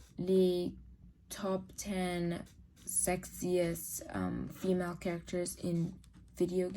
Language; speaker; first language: French; non-native, learner; English